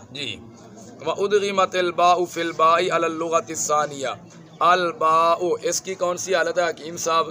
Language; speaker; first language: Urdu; non-native, local second language; Punjabi